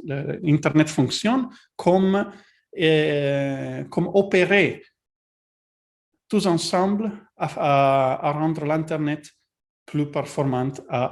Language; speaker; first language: French; non-native, learner; Italian